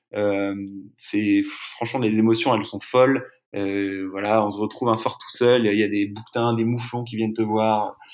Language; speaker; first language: French; native; French